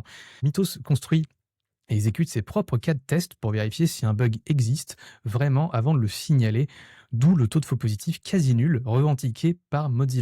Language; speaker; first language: French; native; French